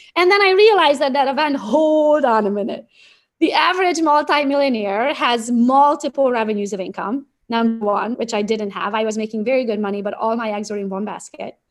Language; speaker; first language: English; non-native, fluent; Romanian